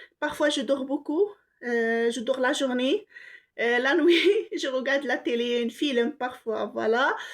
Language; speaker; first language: French; non-native, local second language; Arabic